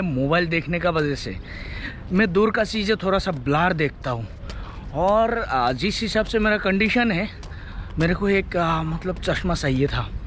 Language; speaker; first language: Hindi; non-native, local second language; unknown